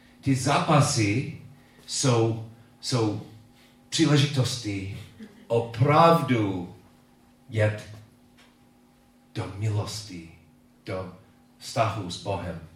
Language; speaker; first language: Czech; non-native, learner; English